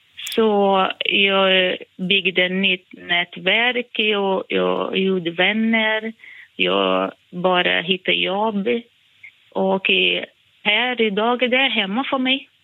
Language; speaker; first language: Swedish; non-native, fluent; Portuguese